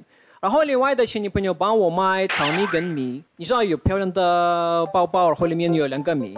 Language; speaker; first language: Chinese; non-native, fluent; Ukrainian